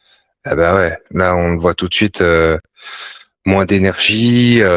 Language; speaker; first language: French; native; French